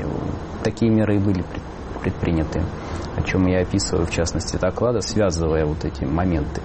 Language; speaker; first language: Russian; native; Russian